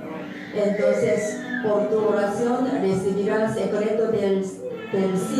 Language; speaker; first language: Spanish; non-native, learner; Korean